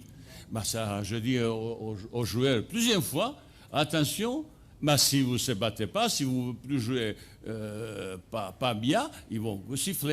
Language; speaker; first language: French; non-native, fluent; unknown